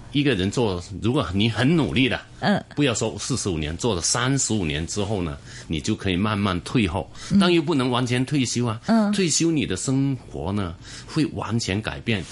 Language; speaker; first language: Chinese; non-native, fluent; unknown